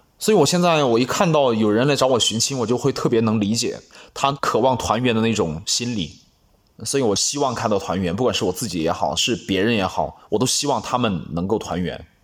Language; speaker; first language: Chinese; non-native, local second language; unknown